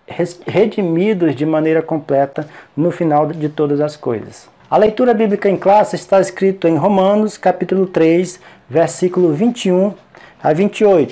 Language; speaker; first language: Portuguese; native; Portuguese